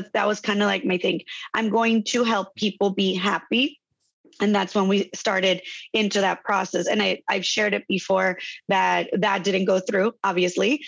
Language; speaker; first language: English; non-native, fluent; Spanish